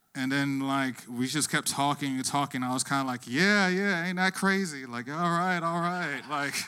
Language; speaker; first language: English; native; English